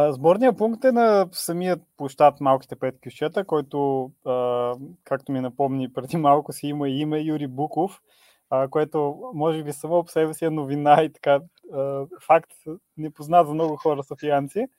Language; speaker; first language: Bulgarian; native; Bulgarian